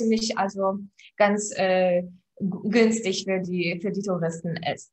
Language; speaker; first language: German; non-native, fluent; Polish